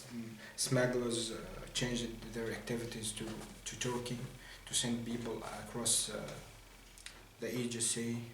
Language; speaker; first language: English; non-native, learner; Arabic